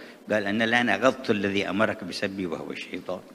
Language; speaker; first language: Arabic; native; Arabic